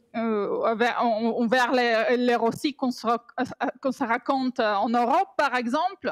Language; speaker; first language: French; non-native, fluent; Bulgarian